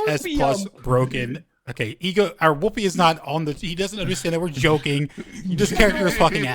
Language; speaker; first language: English; native; English